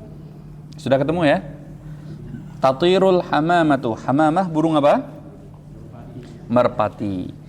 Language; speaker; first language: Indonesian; native; Indonesian